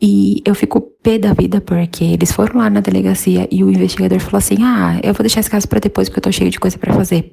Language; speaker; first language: Portuguese; native; Portuguese